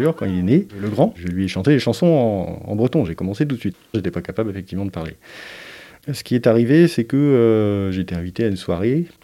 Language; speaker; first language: French; native; French